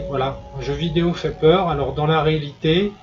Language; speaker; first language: French; native; French